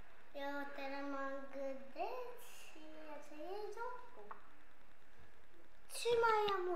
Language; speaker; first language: Romanian; non-native, learner; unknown